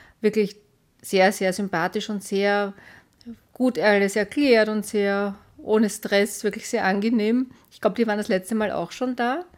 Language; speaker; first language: German; native; German